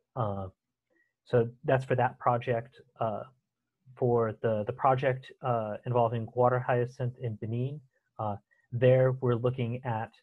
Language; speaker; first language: English; native; English